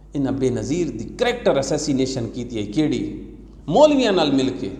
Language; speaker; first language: Urdu; non-native, local second language; Saraiki